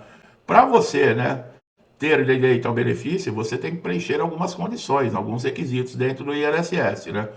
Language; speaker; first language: Portuguese; native; Portuguese